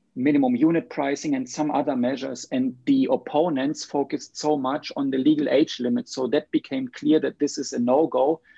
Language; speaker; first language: English; non-native, fluent; German